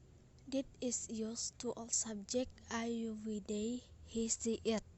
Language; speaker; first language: English; non-native, learner; Indonesian